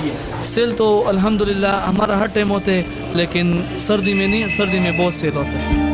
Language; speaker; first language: Hindi; non-native, local second language; Pashto